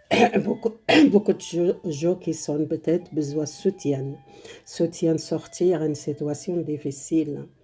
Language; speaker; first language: French; non-native, learner; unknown